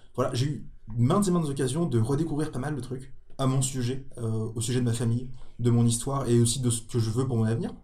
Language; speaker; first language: French; native; French